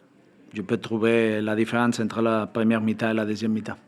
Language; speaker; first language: French; non-native, fluent; Spanish